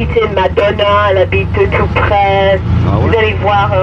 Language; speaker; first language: French; non-native, fluent; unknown